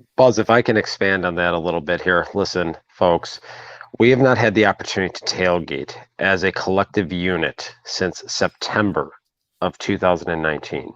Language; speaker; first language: English; native; English